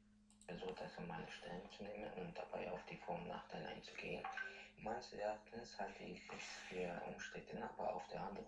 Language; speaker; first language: German; non-native, learner; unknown